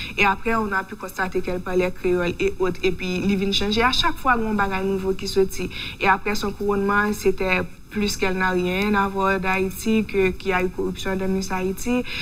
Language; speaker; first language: French; non-native, local second language; Haitian Creole